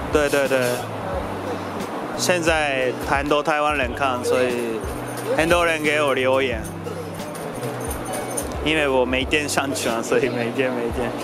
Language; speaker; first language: Chinese; non-native, fluent; Japanese